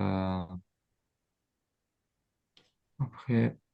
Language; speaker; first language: French; non-native, learner; Azerbaijani